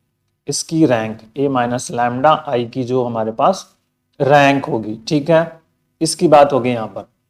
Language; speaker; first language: Hindi; native; Hindi